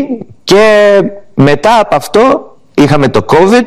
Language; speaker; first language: Greek; early bilingual, heritage; Greek